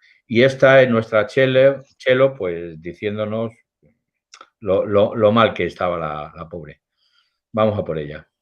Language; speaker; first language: Spanish; native; Spanish